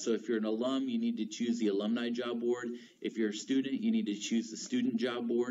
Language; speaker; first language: English; native; English